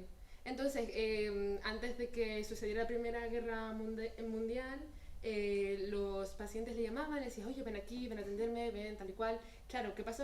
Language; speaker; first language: Spanish; native; Spanish